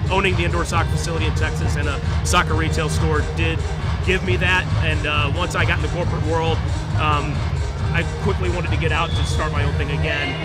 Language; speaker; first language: English; native; English